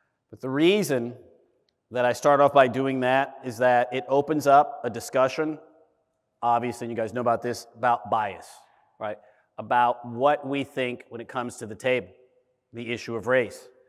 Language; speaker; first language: English; early bilingual, other home language; German